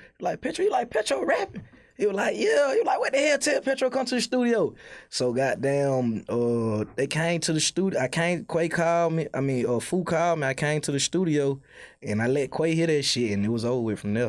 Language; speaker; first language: English; native; English